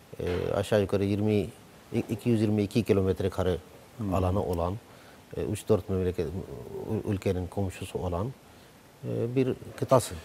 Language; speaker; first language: Turkish; non-native, fluent; Urdu